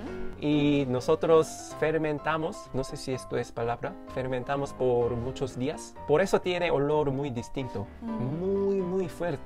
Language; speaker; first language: Spanish; non-native, fluent; Korean